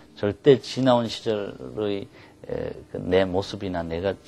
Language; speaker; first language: Korean; native; Korean